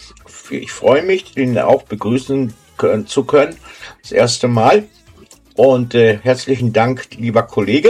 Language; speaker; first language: German; native; German